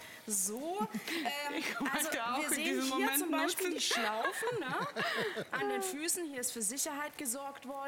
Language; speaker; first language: German; native; German